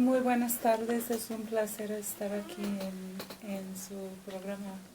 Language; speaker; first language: Spanish; non-native, fluent; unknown